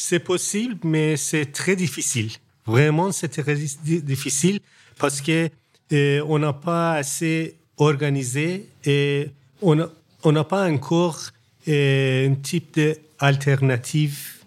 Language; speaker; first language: French; non-native, learner; Persian